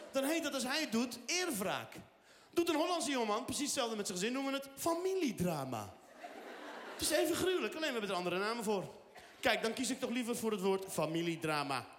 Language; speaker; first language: Dutch; early bilingual, other home language; Riffian